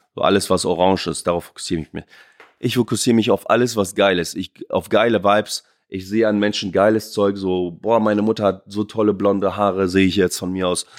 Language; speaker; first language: German; native; German